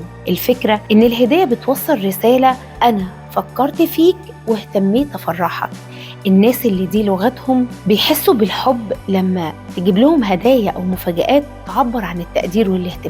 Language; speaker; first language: Arabic; native; Arabic